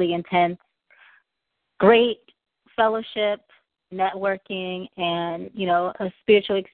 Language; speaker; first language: English; native; English